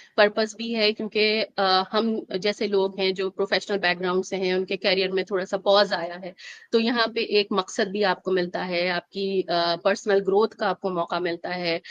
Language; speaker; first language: Urdu; native; Urdu